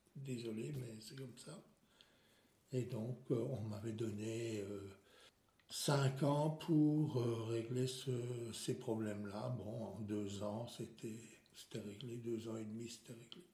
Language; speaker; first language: French; non-native, local second language; Swiss German